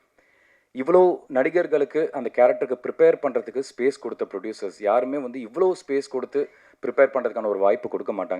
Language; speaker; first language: Tamil; native; Tamil